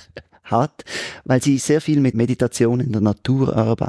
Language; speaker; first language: German; native; German